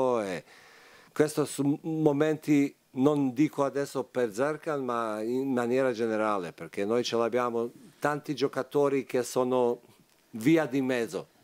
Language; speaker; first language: Italian; non-native, fluent; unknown